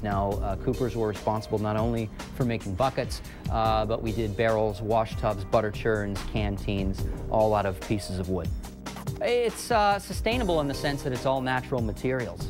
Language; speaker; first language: English; native; English